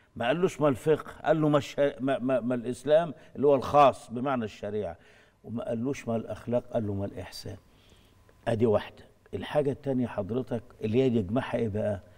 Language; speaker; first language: Egyptian Arabic; native; Egyptian Arabic